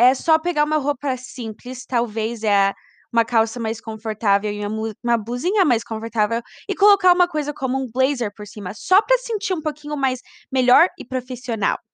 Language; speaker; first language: Portuguese; early bilingual, heritage; Portuguese